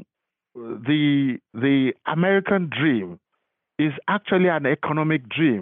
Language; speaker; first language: English; non-native, local second language; Yoruba